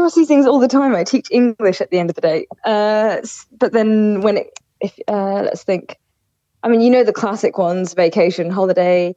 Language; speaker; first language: English; native; English